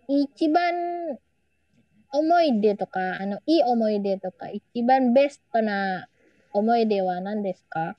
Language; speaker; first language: Japanese; non-native, learner; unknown